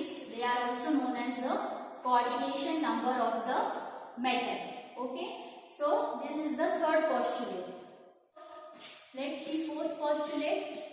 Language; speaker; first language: English; non-native, local second language; Marathi